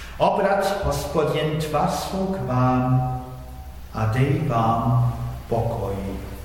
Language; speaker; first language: Czech; non-native, fluent; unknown